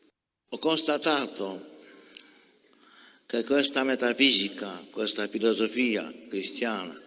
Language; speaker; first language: Italian; non-native, fluent; Polish